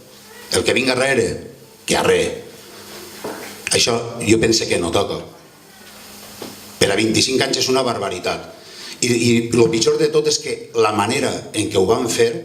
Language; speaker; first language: Catalan; native; Catalan